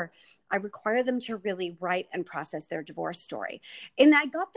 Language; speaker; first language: English; native; English